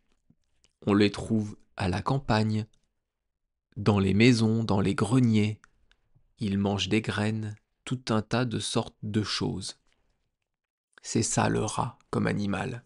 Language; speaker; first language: French; native; French